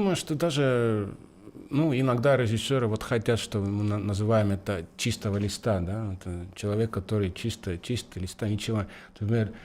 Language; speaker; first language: Russian; non-native, fluent; Estonian